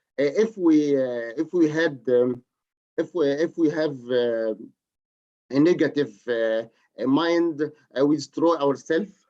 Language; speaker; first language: English; non-native, learner; Arabic